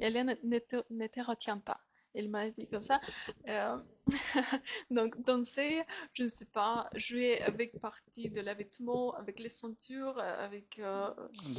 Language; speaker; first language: French; non-native, fluent; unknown